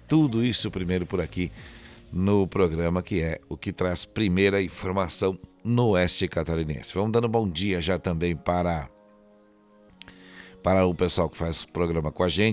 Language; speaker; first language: Portuguese; native; Portuguese